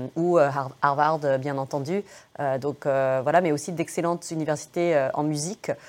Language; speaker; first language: French; early bilingual, other home language; English